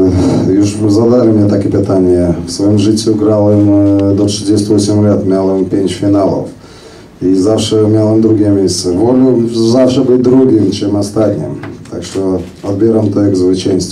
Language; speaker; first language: Polish; non-native, fluent; Russian